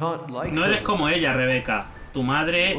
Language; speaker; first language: Spanish; native; Spanish